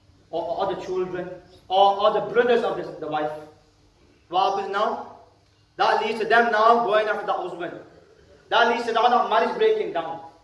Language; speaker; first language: English; early bilingual, other home language; Urdu